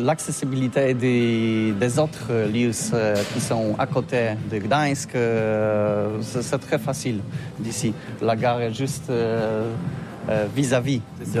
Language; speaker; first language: French; non-native, learner; Polish